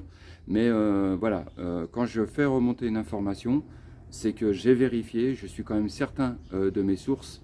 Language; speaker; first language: French; native; French